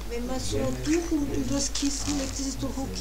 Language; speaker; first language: German; native; German